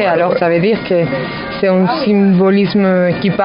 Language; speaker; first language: French; non-native, fluent; Spanish